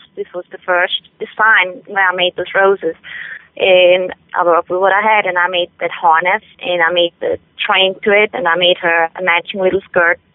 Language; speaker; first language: English; non-native, fluent; Swiss German